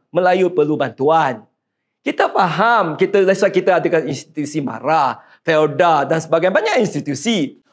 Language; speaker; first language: Malay; non-native, local second language; Chinese